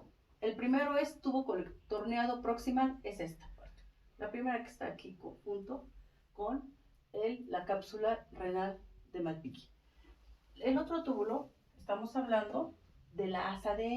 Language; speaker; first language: Spanish; native; Spanish